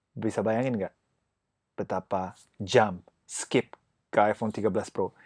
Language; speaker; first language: Indonesian; non-native, fluent; Japanese